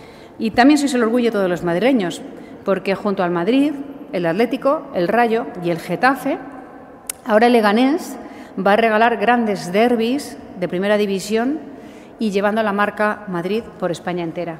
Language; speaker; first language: Spanish; native; Spanish